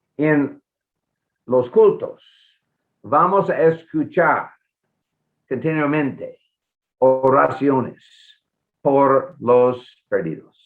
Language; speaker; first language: Spanish; non-native, fluent; English